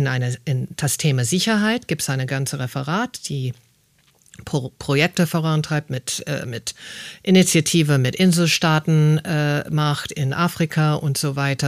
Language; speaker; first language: German; non-native, fluent; English